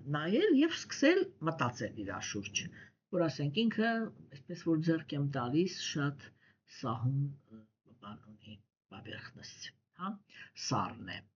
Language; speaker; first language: Armenian; native; Armenian